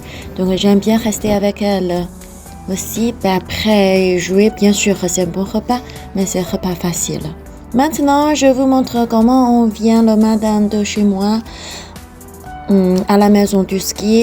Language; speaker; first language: French; non-native, fluent; Chinese